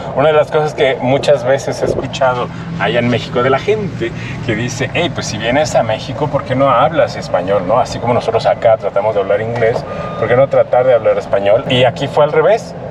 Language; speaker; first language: Spanish; native; Spanish